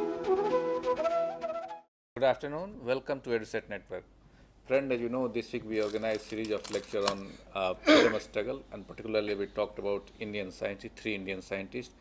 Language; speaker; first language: English; non-native, local second language; Hindi